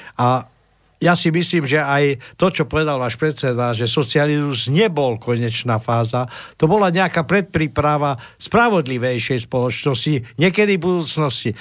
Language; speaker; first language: Slovak; native; Slovak